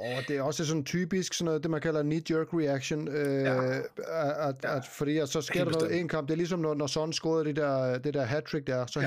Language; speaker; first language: Danish; native; Danish